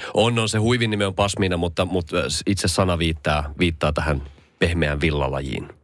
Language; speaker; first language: Finnish; early bilingual, other home language; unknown